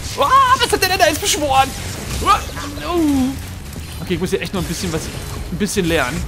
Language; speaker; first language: German; native; German